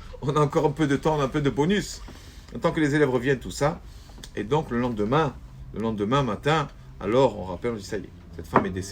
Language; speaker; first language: French; native; French